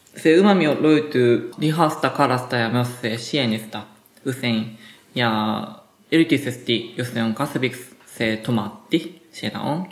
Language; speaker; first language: Finnish; non-native, learner; Japanese